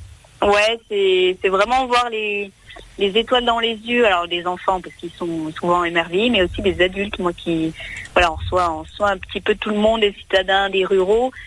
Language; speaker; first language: French; native; French